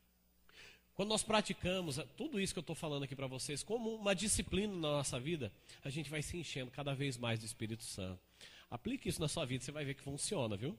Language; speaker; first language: Portuguese; native; Portuguese